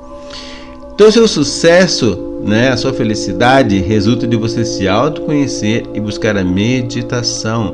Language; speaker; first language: Portuguese; native; Portuguese